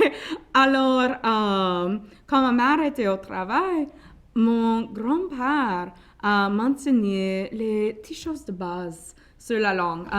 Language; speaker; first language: French; non-native, local second language; English